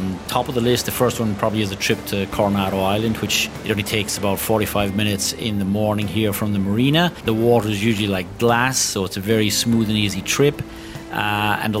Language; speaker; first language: English; native; English